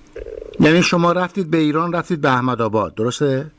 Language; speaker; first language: Persian; native; Persian